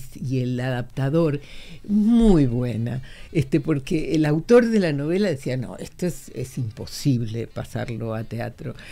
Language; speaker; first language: Spanish; native; Spanish